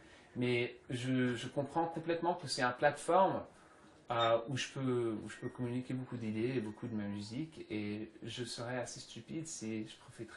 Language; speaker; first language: French; early bilingual, other home language; English